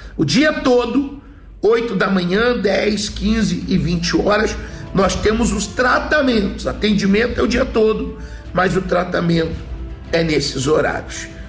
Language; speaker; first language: Portuguese; native; Portuguese